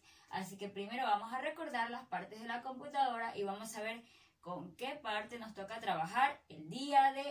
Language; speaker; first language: Spanish; native; Spanish